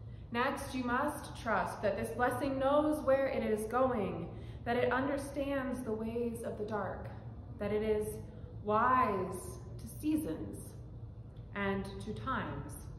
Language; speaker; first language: English; native; English